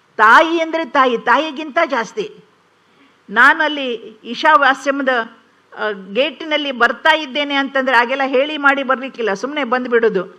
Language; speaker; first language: Kannada; non-native, local second language; Konkani